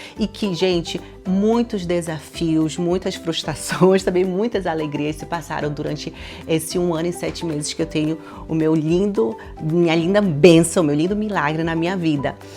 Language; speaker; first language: Portuguese; native; Portuguese